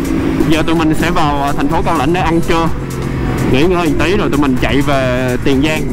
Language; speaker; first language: Vietnamese; native; Vietnamese